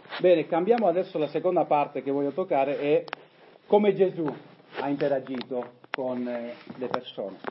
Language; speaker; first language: Italian; non-native, fluent; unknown